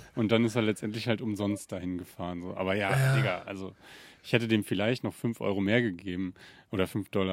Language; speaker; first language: German; native; German